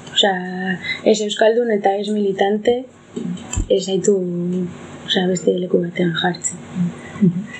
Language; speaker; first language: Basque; non-native, local second language; Spanish